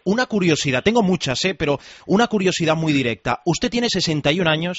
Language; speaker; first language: Spanish; native; Spanish